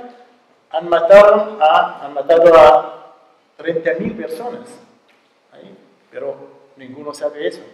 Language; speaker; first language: Spanish; non-native, learner; Arabic